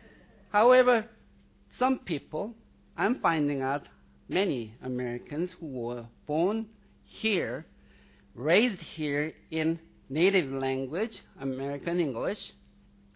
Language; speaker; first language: English; non-native, fluent; Korean